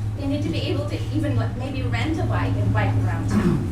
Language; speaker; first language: English; non-native, fluent; German